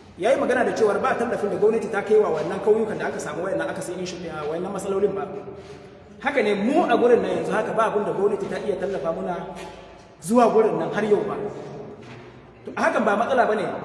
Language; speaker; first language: Hausa; non-native, local second language; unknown